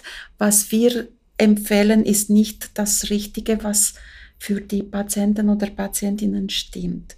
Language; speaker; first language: German; non-native, fluent; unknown